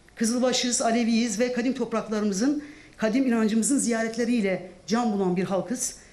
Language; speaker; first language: Turkish; non-native, local second language; Zaza